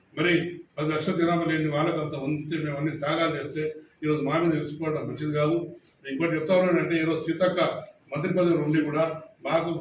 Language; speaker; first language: Telugu; non-native, local second language; Lambadi